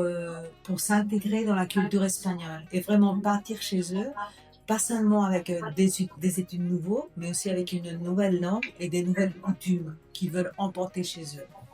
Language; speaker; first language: French; non-native, fluent; Spanish